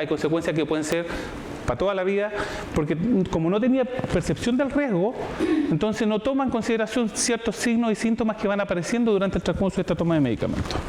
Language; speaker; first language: Spanish; native; Spanish